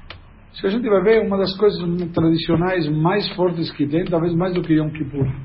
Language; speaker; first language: Portuguese; non-native, fluent; Spanish